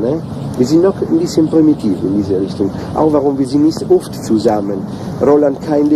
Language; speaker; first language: German; non-native, learner; Italian